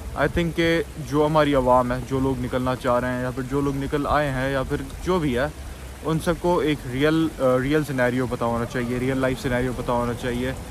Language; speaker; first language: Urdu; native; Urdu